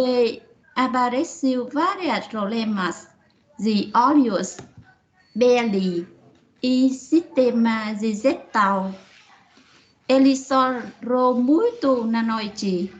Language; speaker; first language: Portuguese; non-native, learner; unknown